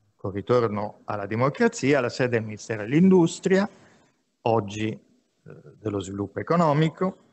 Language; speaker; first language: Italian; native; Italian